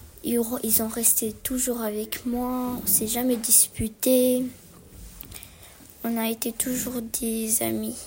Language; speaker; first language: French; early bilingual, other home language; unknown